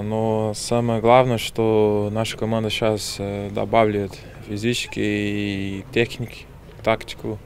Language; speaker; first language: Russian; non-native, fluent; Portuguese